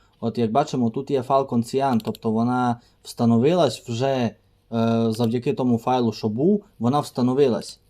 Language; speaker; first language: Ukrainian; native; Ukrainian